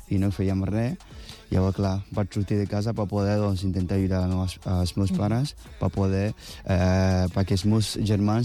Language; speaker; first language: Catalan; non-native, fluent; Akan